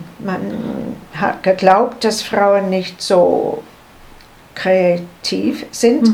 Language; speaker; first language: German; non-native, learner; English